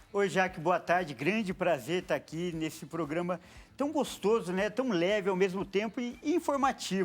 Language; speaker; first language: Portuguese; native; Portuguese